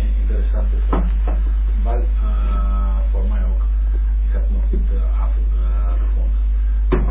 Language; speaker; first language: Dutch; non-native, learner; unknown